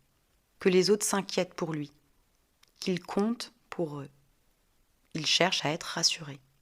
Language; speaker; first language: French; native; French